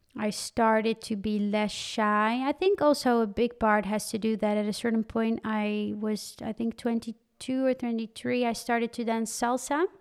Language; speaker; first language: English; non-native, fluent; Dutch